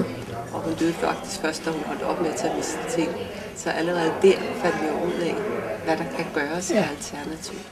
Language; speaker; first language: Danish; native; Danish